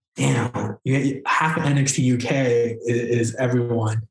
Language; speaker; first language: English; native; English